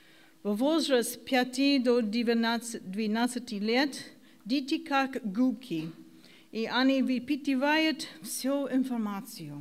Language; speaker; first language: Russian; non-native, learner; English